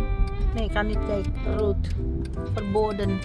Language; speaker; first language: Dutch; non-native, learner; Indonesian